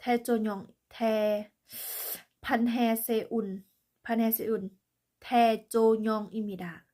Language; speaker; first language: Korean; non-native, learner; Thai